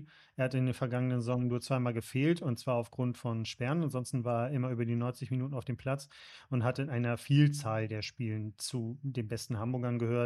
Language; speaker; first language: German; native; German